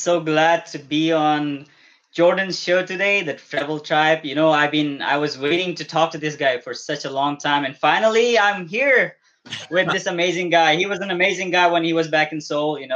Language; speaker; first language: English; non-native, local second language; Balti